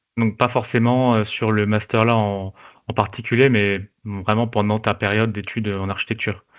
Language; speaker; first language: French; native; French